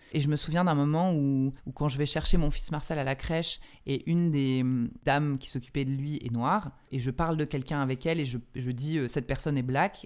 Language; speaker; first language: French; early bilingual, other home language; Polish